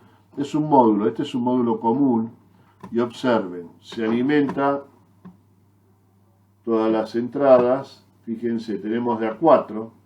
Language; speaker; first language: Spanish; native; Spanish